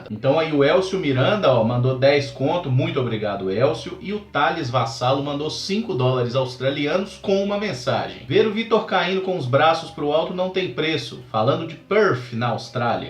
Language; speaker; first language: Portuguese; native; Portuguese